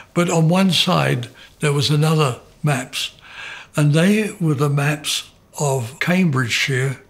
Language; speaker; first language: English; native; English